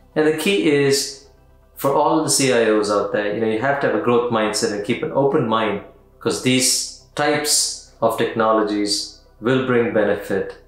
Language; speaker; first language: English; non-native, local second language; Tamil